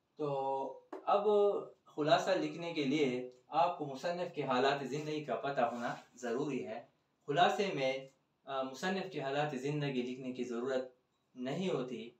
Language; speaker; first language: Hindi; non-native, local second language; Punjabi